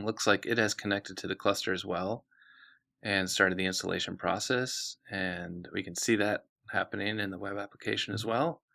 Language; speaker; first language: English; native; English